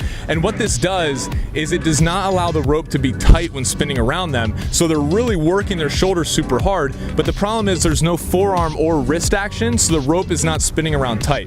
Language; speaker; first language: English; native; English